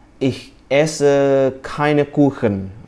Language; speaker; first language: German; non-native, learner; Indonesian